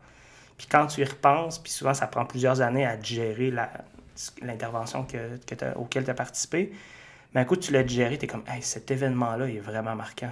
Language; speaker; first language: French; native; French